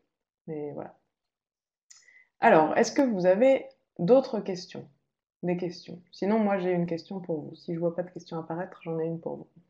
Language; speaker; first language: French; native; French